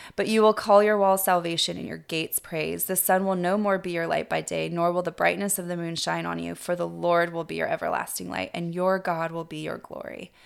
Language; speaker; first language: English; native; English